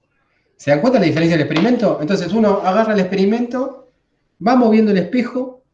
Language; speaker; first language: Spanish; native; Spanish